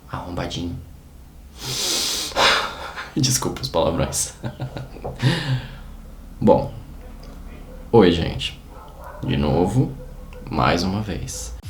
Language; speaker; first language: Portuguese; native; Portuguese